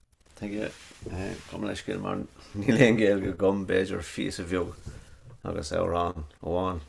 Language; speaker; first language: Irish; non-native, learner; English